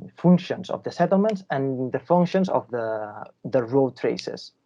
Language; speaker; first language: English; non-native, fluent; Catalan